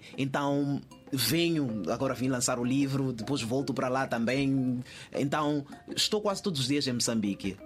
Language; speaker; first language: Portuguese; native; Portuguese